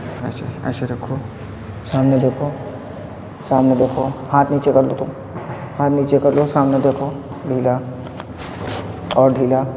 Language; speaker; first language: Hindi; native; Hindi